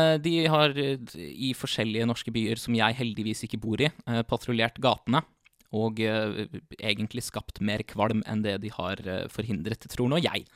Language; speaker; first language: Norwegian; native; Norwegian